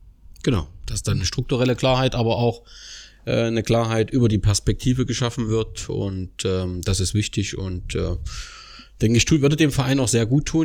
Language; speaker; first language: German; native; German